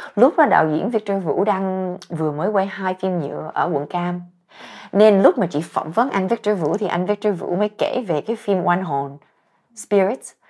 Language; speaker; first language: Vietnamese; early bilingual, heritage; Vietnamese